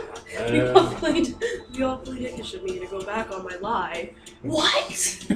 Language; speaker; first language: English; native; English